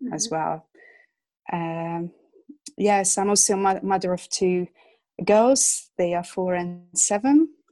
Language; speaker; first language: English; non-native, fluent; Hungarian